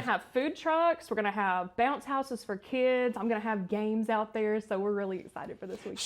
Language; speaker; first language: English; native; English